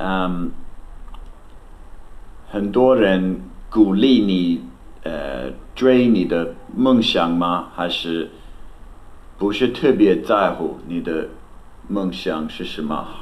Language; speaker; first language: Chinese; non-native, learner; English